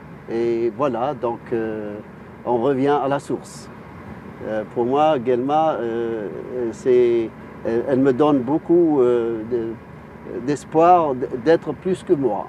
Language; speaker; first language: French; non-native, local second language; Arabic